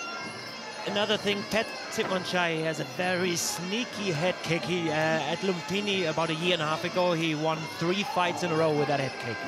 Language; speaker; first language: English; non-native, fluent; German